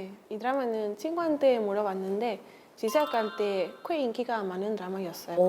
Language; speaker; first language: Korean; non-native, fluent; Spanish